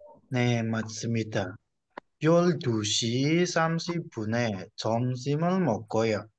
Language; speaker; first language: Korean; non-native, fluent; Indonesian